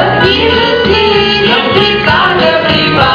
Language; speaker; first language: Bulgarian; early bilingual, heritage; Bulgarian